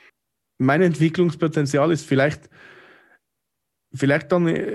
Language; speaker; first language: German; non-native, fluent; English